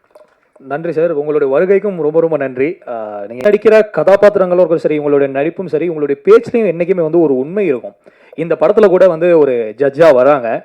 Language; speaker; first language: Tamil; native; Tamil